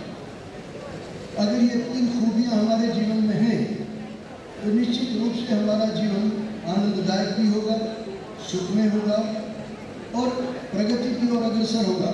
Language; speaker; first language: Hindi; native; Hindi